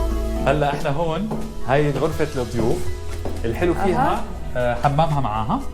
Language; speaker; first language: Arabic; native; Arabic